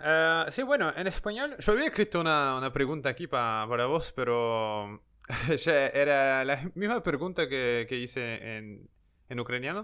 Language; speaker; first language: Spanish; non-native, fluent; Portuguese